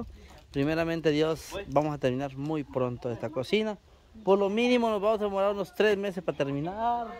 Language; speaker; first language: Spanish; native; Spanish